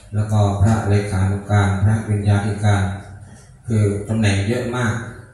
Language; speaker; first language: Thai; non-native, local second language; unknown